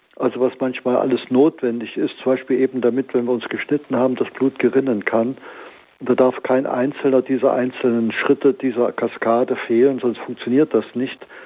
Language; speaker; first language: German; native; German